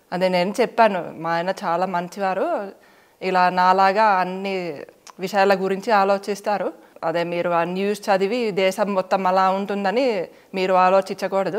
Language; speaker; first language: Telugu; non-native, fluent; Finnish